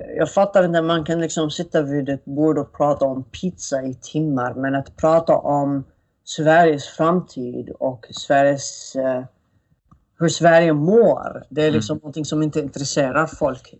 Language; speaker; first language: Swedish; non-native, fluent; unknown